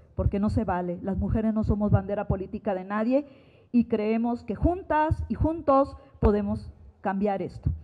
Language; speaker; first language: Spanish; native; Spanish